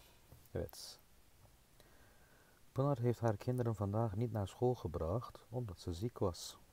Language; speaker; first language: Dutch; non-native, fluent; Turkish